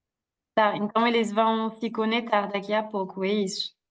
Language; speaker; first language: Portuguese; non-native, fluent; French